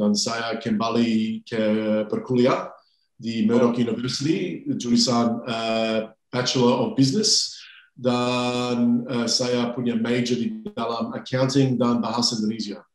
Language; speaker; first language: Indonesian; non-native, fluent; English